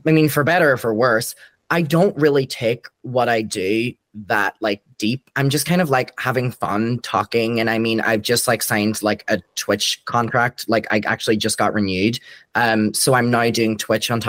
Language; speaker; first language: English; native; English